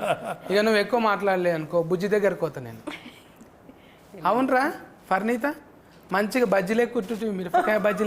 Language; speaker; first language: Telugu; native; Telugu